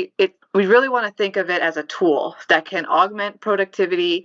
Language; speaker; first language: English; native; English